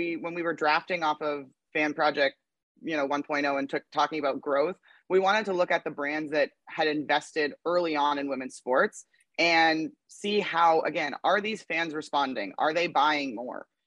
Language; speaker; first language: English; native; English